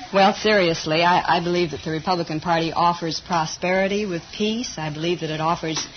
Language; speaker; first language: English; native; English